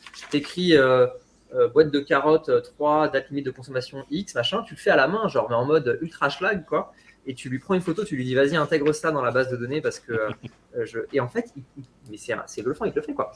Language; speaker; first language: French; native; French